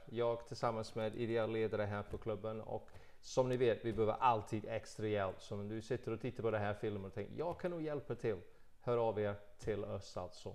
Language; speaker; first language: Swedish; non-native, fluent; English